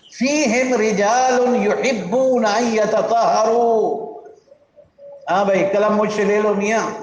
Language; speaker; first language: Urdu; non-native, local second language; Punjabi